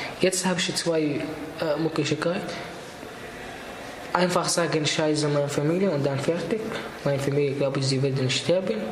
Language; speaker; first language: German; non-native, learner; Arabic